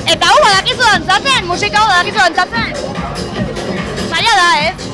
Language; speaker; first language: Basque; native; Basque